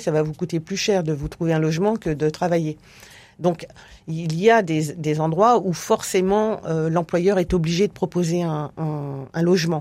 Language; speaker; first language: French; native; French